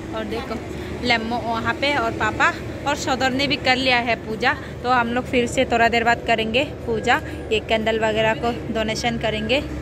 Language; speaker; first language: Hindi; non-native, local second language; Chakma